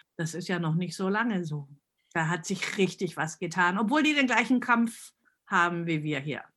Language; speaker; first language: German; early bilingual, other home language; Italian